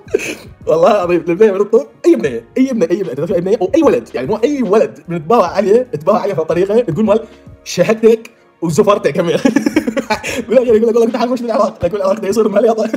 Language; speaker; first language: Arabic; native; Arabic